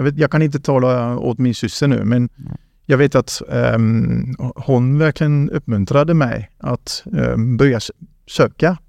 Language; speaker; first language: Swedish; non-native, fluent; Dutch